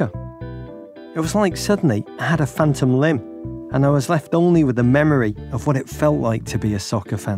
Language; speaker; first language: English; native; English